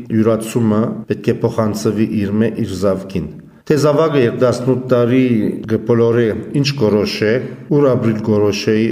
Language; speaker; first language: Armenian; early bilingual, heritage; Armenian